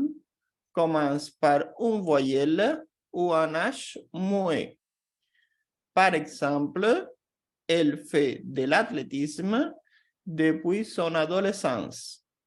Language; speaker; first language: French; non-native, fluent; Portuguese